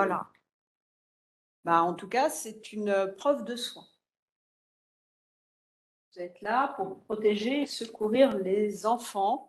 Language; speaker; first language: French; native; French